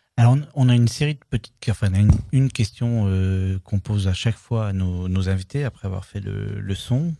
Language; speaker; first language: French; native; French